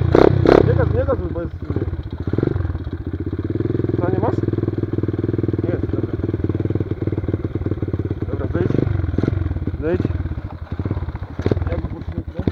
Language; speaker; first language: Polish; native; Polish